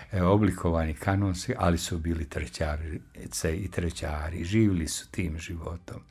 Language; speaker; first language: Croatian; native; Croatian